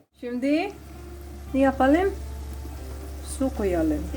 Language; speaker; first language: Turkish; non-native, learner; Cebuano